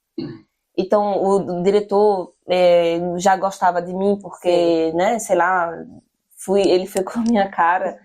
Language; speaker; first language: Portuguese; native; Portuguese